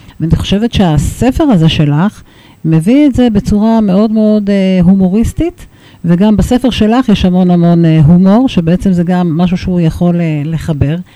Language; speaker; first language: Hebrew; native; Hebrew